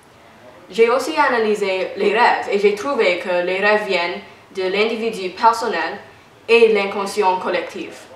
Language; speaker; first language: French; non-native, learner; English